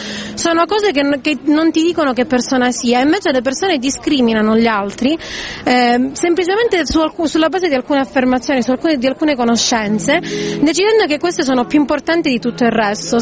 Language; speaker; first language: Italian; native; Italian